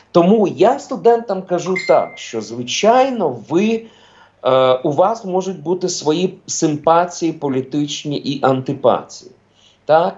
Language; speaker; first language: Ukrainian; non-native, local second language; Russian